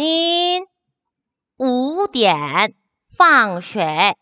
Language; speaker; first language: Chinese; non-native, fluent; Korean